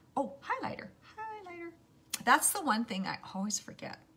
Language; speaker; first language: English; native; English